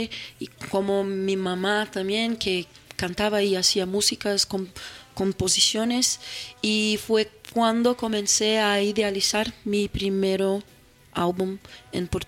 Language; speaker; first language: Spanish; non-native, fluent; Portuguese